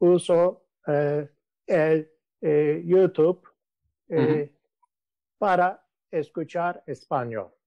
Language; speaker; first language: Spanish; non-native, learner; Turkish